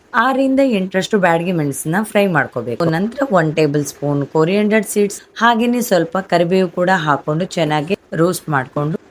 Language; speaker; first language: Kannada; non-native, local second language; Tulu